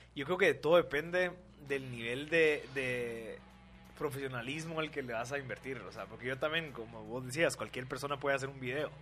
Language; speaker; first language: Spanish; native; Spanish